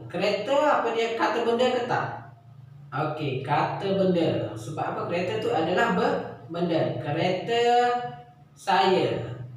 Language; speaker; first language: Malay; native; Malay